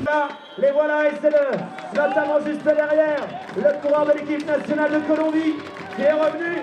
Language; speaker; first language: French; native; French